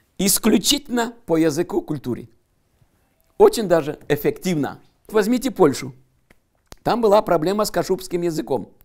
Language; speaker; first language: Russian; non-native, local second language; Crimean Tatar